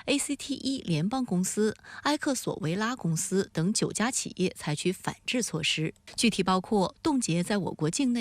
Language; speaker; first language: Chinese; native; Chinese